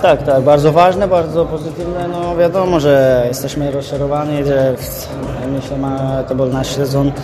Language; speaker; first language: Polish; non-native, fluent; Armenian